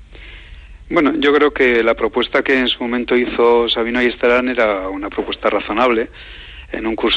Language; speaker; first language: Spanish; native; Spanish